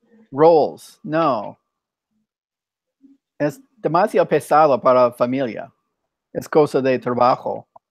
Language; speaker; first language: Spanish; non-native, fluent; English